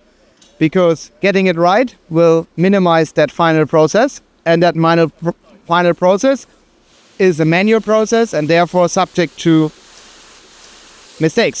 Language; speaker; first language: English; non-native, fluent; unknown